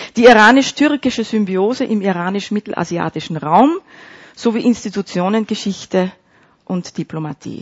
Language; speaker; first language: German; native; German